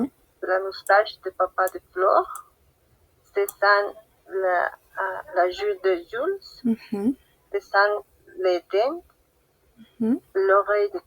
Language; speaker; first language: French; non-native, learner; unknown